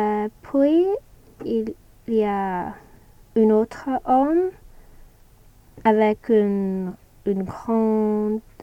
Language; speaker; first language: French; non-native, learner; English